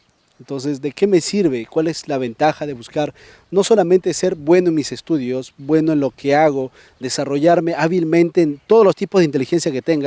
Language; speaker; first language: Spanish; native; Spanish